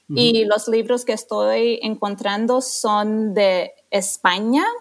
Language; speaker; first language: Spanish; non-native, fluent; English